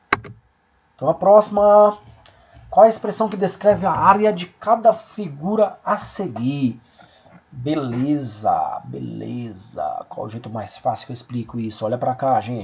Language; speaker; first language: Portuguese; native; Portuguese